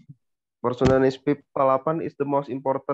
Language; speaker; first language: English; non-native, learner; Indonesian